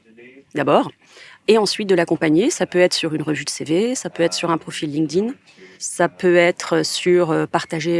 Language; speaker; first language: French; native; French